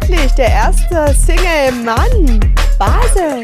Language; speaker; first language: German; native; German